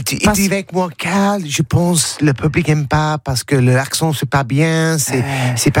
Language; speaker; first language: French; non-native, learner; English